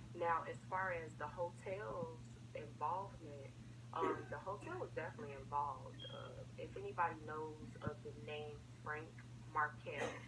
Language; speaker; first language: English; native; English